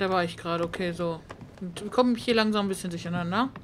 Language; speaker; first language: German; native; German